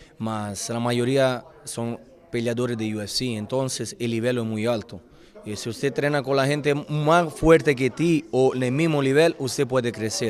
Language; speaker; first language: Spanish; non-native, fluent; Italian